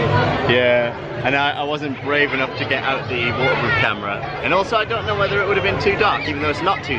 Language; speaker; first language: English; native; English